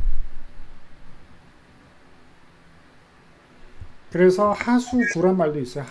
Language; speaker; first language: Korean; native; Korean